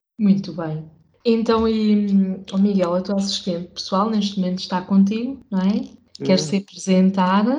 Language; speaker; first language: Portuguese; native; Portuguese